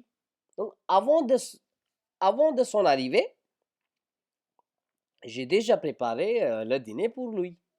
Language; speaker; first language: French; non-native, fluent; Hindi